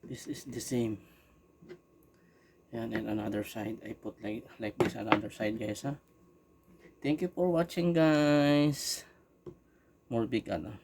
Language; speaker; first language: English; non-native, local second language; Filipino